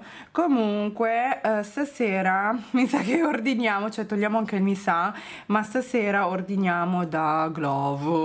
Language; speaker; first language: Italian; native; Italian